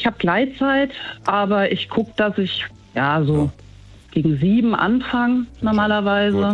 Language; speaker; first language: German; native; German